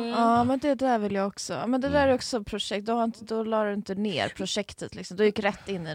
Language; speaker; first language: Swedish; native; Swedish